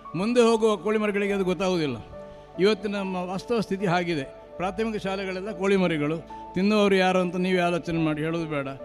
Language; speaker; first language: Kannada; non-native, local second language; Marathi